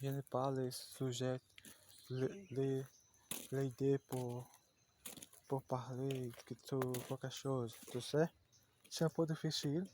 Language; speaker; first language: French; non-native, learner; Portuguese